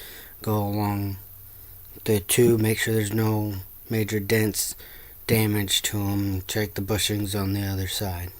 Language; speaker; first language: English; native; English